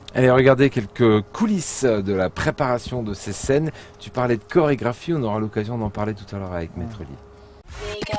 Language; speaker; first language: French; native; French